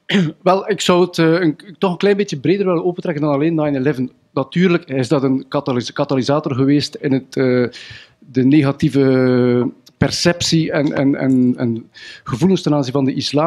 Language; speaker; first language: Dutch; native; Dutch